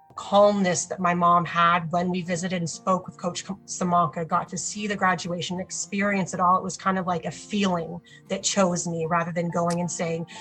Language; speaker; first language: English; native; English